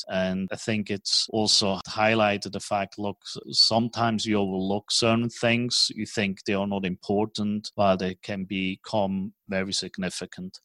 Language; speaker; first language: English; non-native, fluent; German